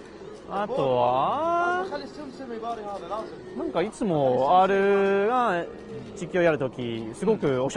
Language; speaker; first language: Japanese; non-native, learner; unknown